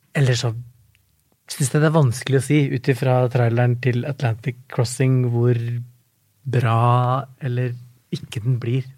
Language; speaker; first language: Norwegian; native; Norwegian